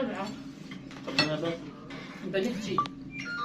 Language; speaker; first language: Arabic; native; Arabic